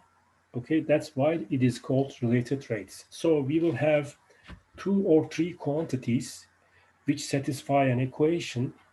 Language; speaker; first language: English; non-native, fluent; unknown